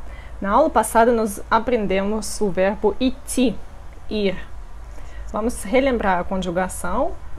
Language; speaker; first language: Portuguese; non-native, fluent; Russian